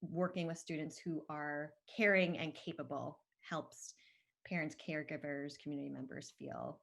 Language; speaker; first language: English; native; English